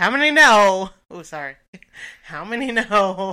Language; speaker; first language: English; native; English